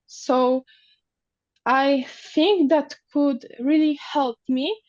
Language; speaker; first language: English; non-native, learner; Polish